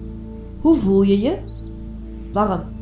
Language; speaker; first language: Dutch; non-native, learner; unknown